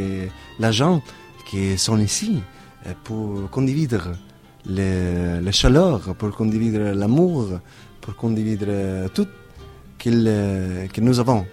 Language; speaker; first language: French; non-native, learner; Italian